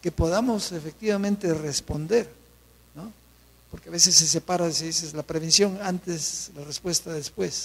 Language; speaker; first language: Spanish; native; Spanish